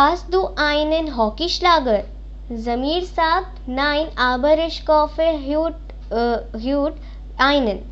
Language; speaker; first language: German; non-native, learner; Hindi